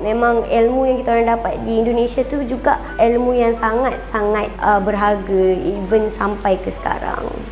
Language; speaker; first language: Malay; native; Malay